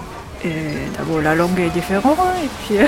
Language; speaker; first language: French; non-native, learner; Japanese